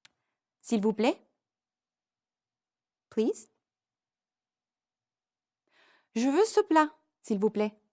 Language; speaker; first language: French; non-native, fluent; English